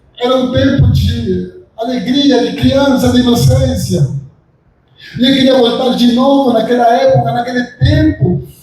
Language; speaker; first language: Portuguese; non-native, fluent; Spanish